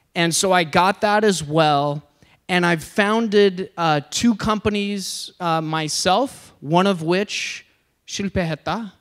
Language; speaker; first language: English; native; English